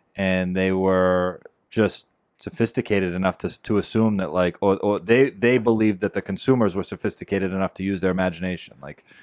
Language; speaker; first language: English; native; English